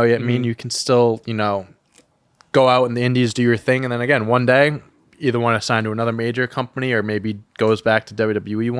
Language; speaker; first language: English; native; English